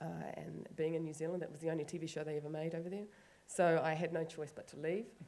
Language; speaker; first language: English; native; English